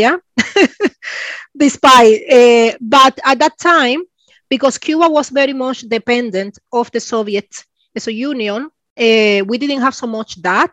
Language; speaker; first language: English; non-native, fluent; Spanish